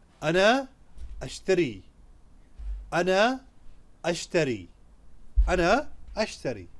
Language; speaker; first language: Arabic; non-native, fluent; Urdu